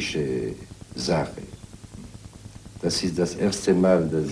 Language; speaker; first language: German; non-native, fluent; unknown